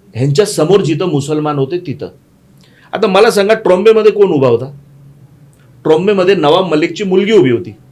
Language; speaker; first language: Marathi; non-native, local second language; Gujarati